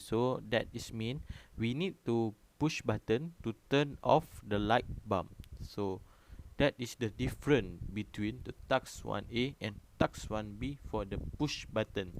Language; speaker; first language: English; non-native, local second language; Malay